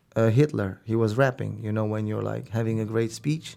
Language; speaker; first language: English; non-native, fluent; Romanian